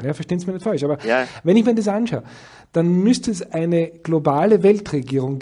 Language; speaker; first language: German; native; German